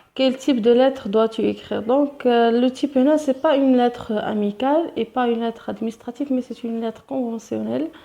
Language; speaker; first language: French; non-native, local second language; Arabic